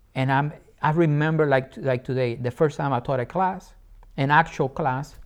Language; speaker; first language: English; non-native, fluent; Spanish